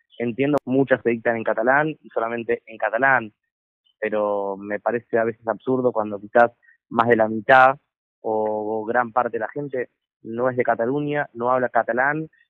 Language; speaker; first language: Spanish; native; Spanish